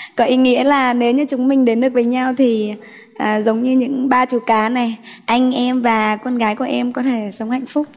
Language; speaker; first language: Vietnamese; native; Vietnamese